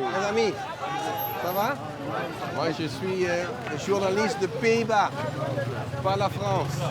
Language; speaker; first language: French; non-native, fluent; Dutch